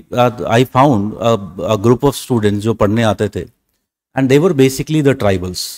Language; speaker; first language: Hindi; native; Hindi